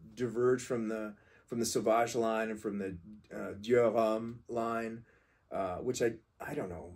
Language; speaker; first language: English; native; English